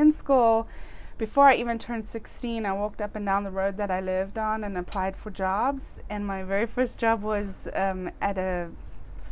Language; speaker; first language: English; native; English